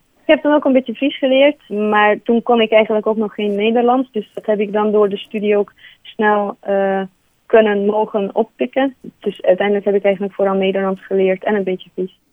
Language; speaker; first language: Dutch; non-native, fluent; Hungarian